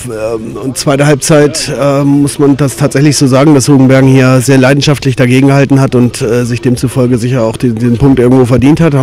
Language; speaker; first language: German; native; German